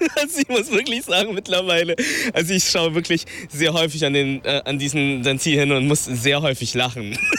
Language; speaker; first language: German; early bilingual, other home language; Vietnamese